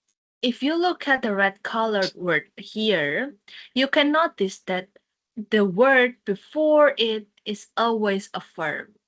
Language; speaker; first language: English; non-native, fluent; Indonesian